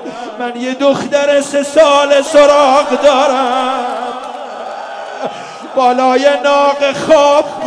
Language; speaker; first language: Persian; native; Persian